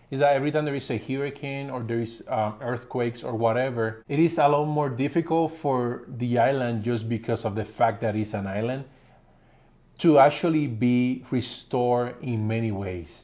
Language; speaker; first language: English; non-native, fluent; Spanish